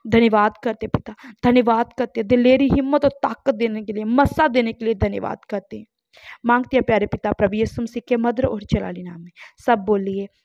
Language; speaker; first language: Hindi; non-native, local second language; Punjabi